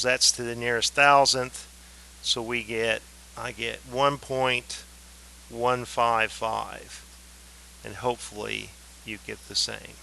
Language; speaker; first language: English; native; English